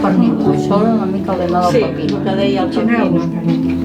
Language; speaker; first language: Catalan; non-native, learner; Spanish